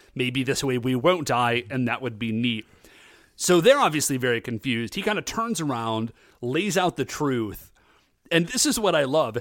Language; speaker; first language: English; native; English